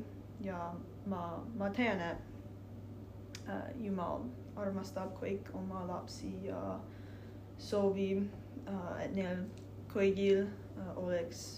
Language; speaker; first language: Estonian; non-native, learner; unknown